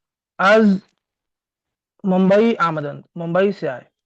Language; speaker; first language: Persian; non-native, learner; Urdu